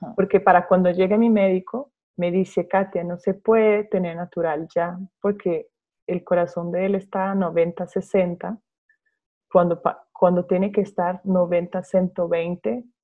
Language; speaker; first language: Spanish; non-native, fluent; Portuguese